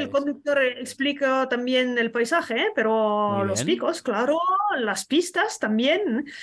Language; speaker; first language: Spanish; non-native, learner; French